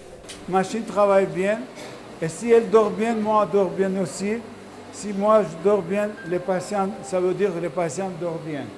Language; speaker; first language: French; non-native, learner; Armenian